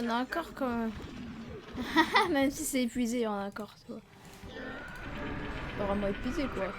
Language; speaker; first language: French; native; French